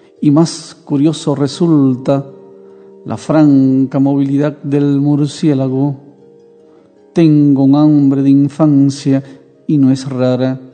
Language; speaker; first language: Spanish; native; Spanish